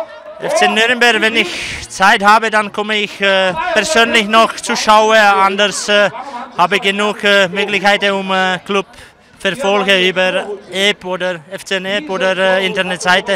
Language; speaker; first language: German; non-native, learner; Czech